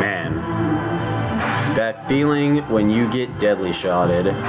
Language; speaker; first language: English; native; English